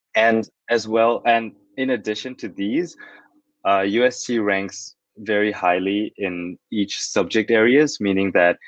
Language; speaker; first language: English; non-native, fluent; Thai